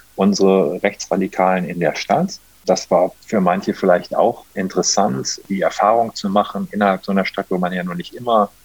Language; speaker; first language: German; native; German